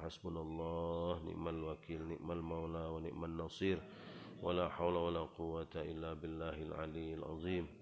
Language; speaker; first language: Indonesian; native; Indonesian